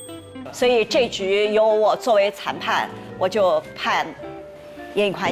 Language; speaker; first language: Chinese; native; Chinese